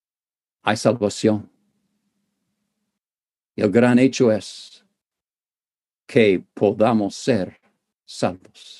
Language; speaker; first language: Spanish; non-native, fluent; English